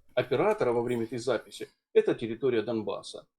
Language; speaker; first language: Russian; native; Russian